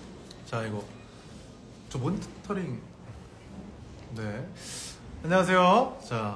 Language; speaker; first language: Korean; native; Korean